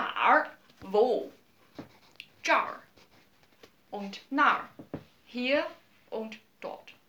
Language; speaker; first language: German; non-native, learner; Chinese